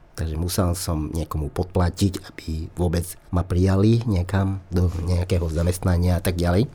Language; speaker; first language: Slovak; non-native, fluent; Vietnamese